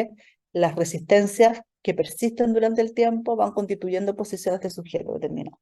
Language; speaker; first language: Spanish; native; Spanish